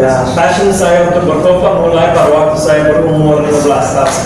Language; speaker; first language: Indonesian; non-native, fluent; English